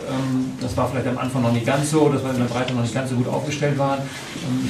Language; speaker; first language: German; native; German